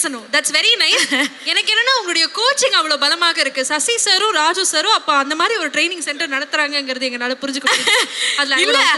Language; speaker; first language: Tamil; native; Tamil